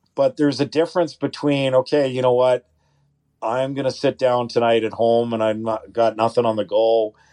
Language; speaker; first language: English; native; English